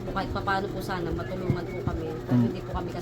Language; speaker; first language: Filipino; native; Filipino